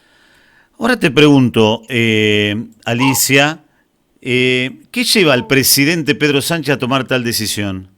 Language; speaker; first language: Spanish; native; Spanish